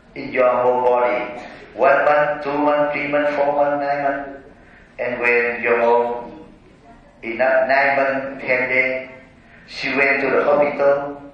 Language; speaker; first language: English; non-native, learner; Vietnamese